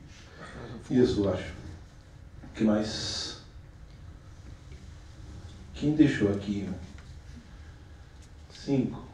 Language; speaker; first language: Portuguese; non-native, fluent; Spanish